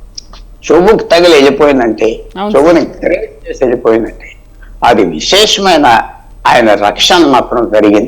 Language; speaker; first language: Telugu; native; Telugu